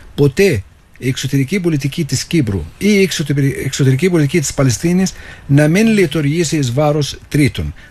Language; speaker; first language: Greek; non-native, fluent; Arabic